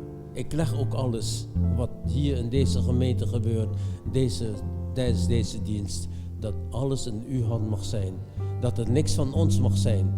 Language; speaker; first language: Dutch; non-native, fluent; Indonesian